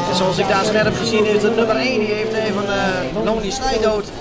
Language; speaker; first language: Dutch; native; Dutch